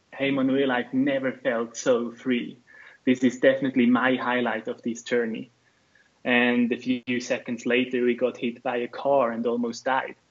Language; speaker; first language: English; non-native, fluent; German